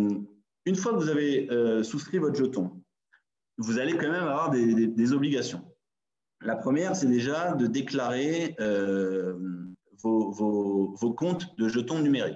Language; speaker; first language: French; native; French